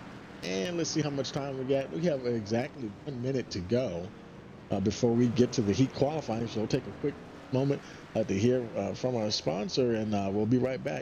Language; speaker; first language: English; native; English